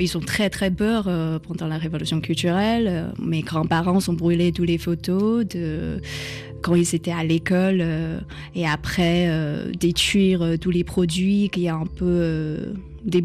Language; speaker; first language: French; non-native, fluent; Chinese